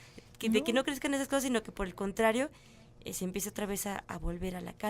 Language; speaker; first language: Spanish; native; Spanish